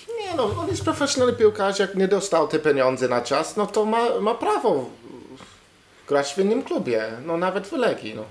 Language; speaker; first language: Polish; non-native, learner; English